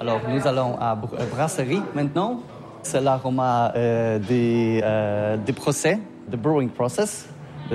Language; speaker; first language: French; non-native, learner; Polish